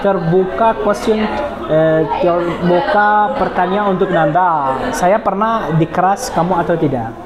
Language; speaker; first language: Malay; non-native, learner; Arabic